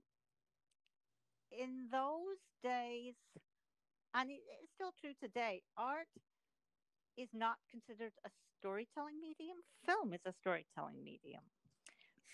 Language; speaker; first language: English; native; English